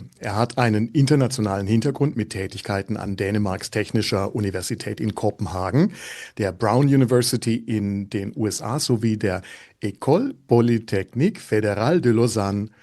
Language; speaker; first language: German; native; German